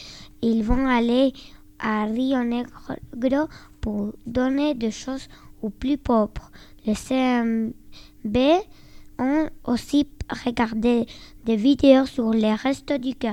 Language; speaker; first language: French; non-native, learner; Spanish